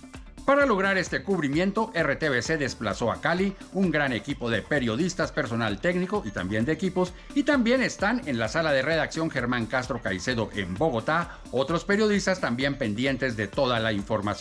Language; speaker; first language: Spanish; native; Spanish